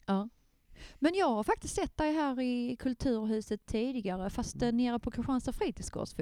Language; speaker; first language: Swedish; native; Swedish